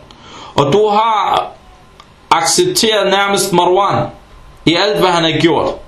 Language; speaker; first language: Danish; early bilingual, other home language; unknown